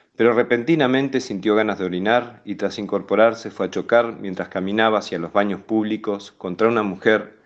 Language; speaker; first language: Spanish; native; Spanish